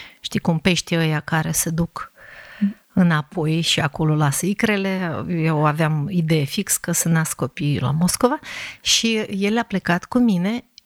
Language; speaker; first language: Romanian; non-native, fluent; Russian